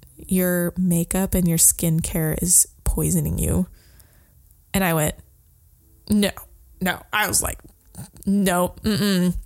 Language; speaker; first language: English; native; English